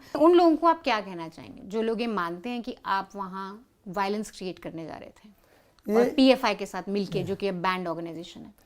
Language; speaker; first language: Hindi; native; Hindi